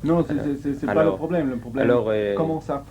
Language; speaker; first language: French; non-native, learner; German